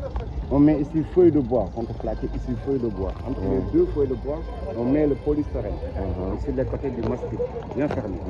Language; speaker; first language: French; non-native, local second language; Wolof